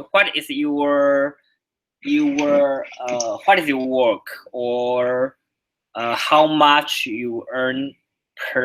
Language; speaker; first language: English; non-native, learner; Chinese